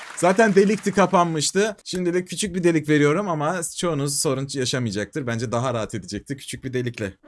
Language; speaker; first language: Turkish; native; Turkish